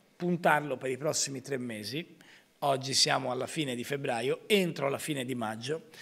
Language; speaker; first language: Italian; native; Italian